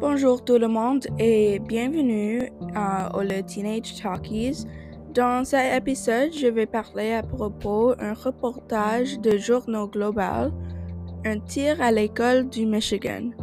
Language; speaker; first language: French; non-native, learner; English